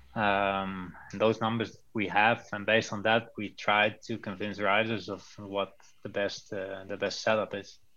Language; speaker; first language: English; non-native, fluent; Dutch